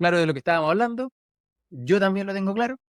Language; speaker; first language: Spanish; native; Spanish